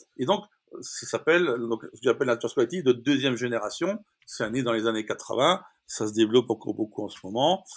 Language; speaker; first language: French; native; French